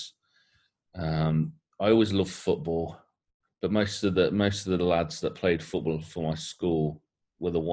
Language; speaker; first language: English; native; English